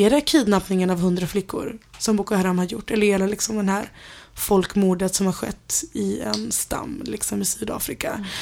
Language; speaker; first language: Swedish; early bilingual, other home language; Spanish